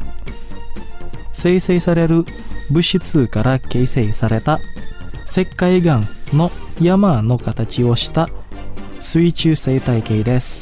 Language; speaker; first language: Japanese; non-native, fluent; Indonesian